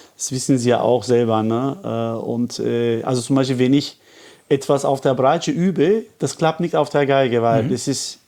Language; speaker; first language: German; non-native, fluent; Turkish